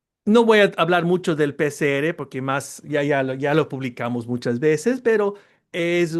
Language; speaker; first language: Spanish; early bilingual, heritage; Spanish